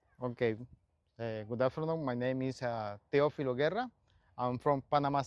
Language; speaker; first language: English; non-native, learner; Spanish